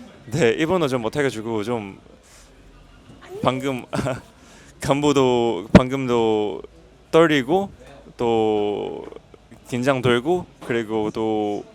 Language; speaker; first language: Korean; non-native, learner; Chinese